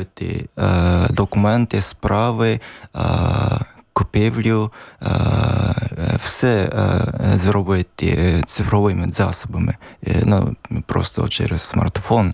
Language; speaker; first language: Ukrainian; non-native, learner; Japanese